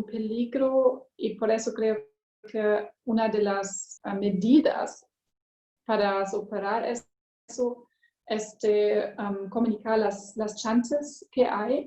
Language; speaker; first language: Spanish; non-native, learner; German